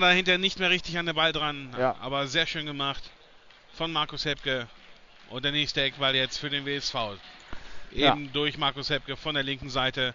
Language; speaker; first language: German; native; German